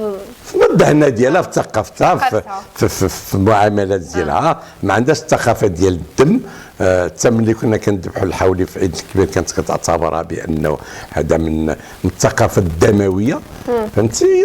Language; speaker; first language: Arabic; native; Arabic